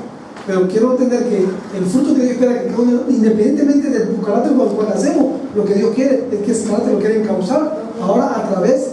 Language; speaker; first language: Spanish; native; Spanish